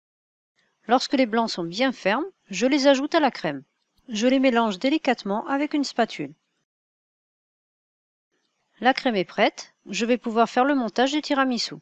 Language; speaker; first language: French; native; French